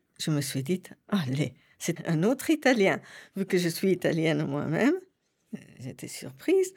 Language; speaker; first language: French; non-native, fluent; Italian